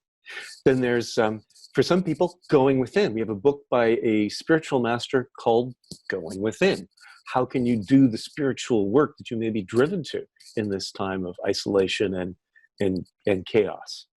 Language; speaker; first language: English; native; English